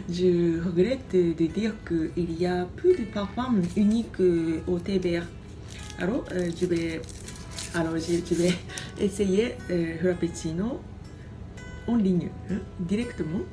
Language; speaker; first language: French; non-native, fluent; Japanese